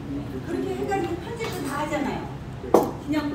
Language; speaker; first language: Korean; native; Korean